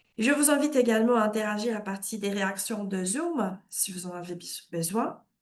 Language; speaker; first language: French; non-native, fluent; Portuguese